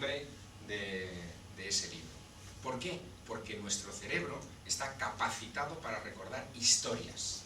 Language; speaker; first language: Spanish; native; Spanish